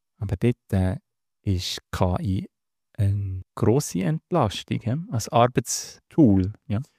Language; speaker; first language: German; native; German